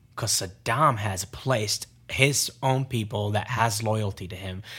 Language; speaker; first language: English; non-native, fluent; Arabic